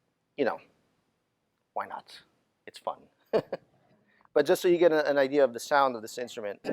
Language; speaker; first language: English; native; English